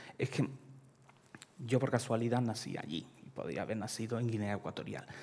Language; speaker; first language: Spanish; early bilingual, other home language; Ukrainian